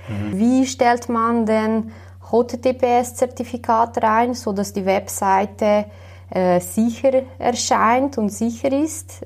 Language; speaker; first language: German; non-native, fluent; Slovenian